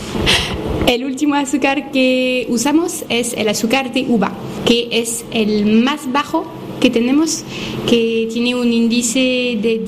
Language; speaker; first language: Spanish; non-native, fluent; French